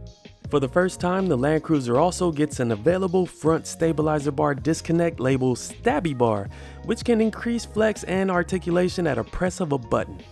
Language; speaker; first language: English; native; English